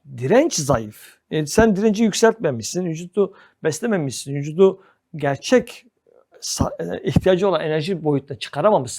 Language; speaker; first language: Turkish; native; Turkish